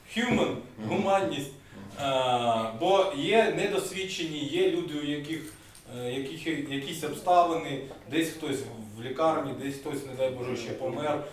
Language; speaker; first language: Ukrainian; non-native, local second language; Russian